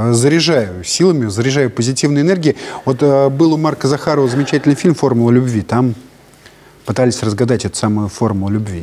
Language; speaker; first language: Russian; native; Russian